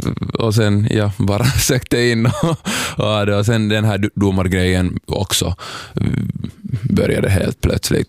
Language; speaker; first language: Swedish; non-native, local second language; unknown